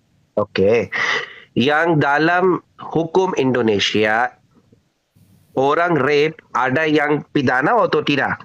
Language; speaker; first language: Indonesian; non-native, learner; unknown